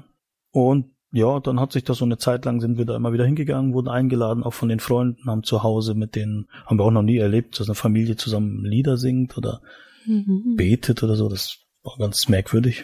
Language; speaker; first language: German; native; German